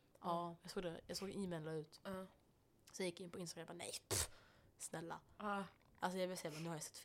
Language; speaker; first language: Swedish; non-native, local second language; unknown